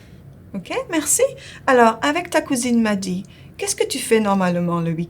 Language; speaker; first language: French; non-native, fluent; English